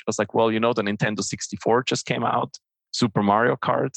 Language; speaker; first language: English; non-native, fluent; Swiss German